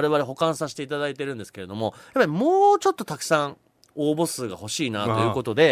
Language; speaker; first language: Japanese; native; Japanese